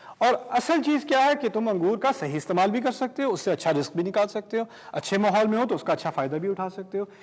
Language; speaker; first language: Urdu; early bilingual, heritage; Urdu